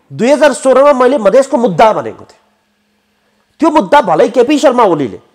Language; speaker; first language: Nepali; native; Nepali